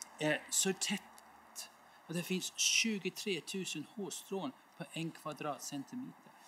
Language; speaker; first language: Swedish; non-native, learner; English